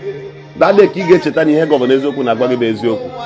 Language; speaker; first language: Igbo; native; Igbo